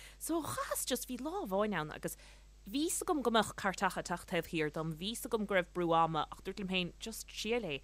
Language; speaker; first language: Irish; native; Irish